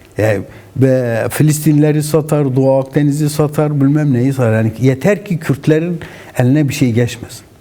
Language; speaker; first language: Turkish; non-native, local second language; Kurdish